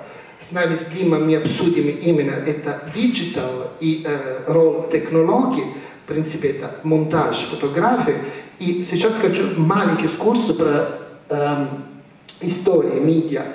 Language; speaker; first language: Russian; non-native, fluent; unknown